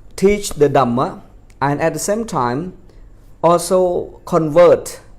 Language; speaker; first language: English; non-native, fluent; Khmer